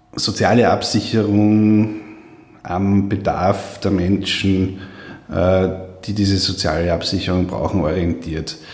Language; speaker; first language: German; native; German